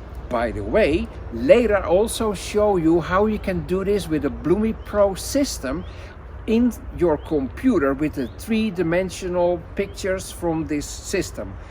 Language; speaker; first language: English; non-native, fluent; Dutch